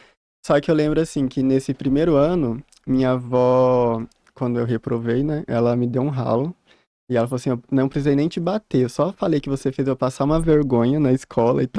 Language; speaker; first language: Portuguese; native; Portuguese